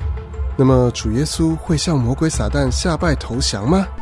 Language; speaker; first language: Chinese; native; Chinese